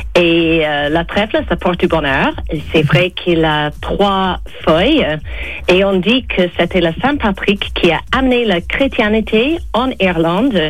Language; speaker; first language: French; non-native, fluent; English